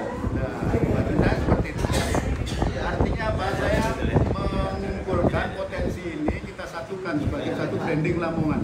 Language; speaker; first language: Indonesian; native; Indonesian